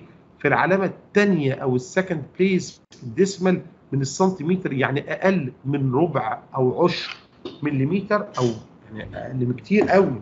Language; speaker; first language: Arabic; native; Arabic